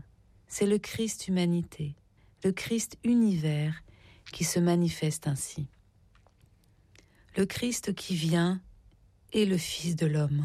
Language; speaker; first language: French; native; French